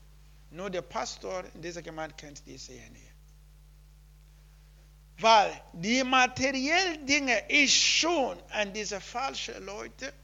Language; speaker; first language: German; non-native, learner; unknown